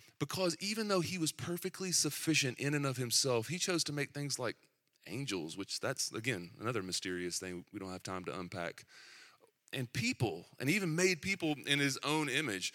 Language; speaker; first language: English; native; English